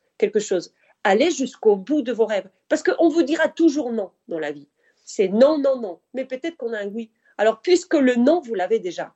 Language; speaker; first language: French; non-native, fluent; Spanish